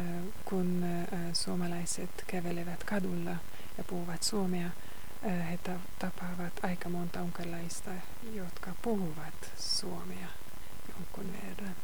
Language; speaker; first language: Finnish; non-native, fluent; Hungarian